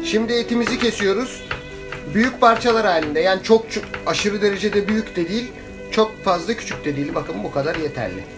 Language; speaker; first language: Turkish; native; Turkish